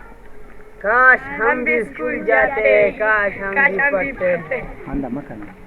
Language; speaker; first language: Hindi; non-native, local second language; Pashto